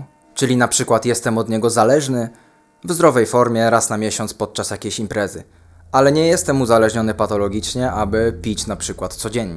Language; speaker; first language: Polish; native; Polish